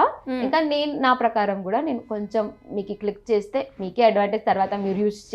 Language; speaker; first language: Telugu; non-native, local second language; Gujarati